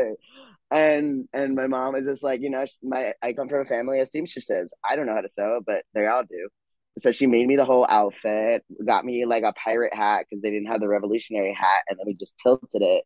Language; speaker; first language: English; native; English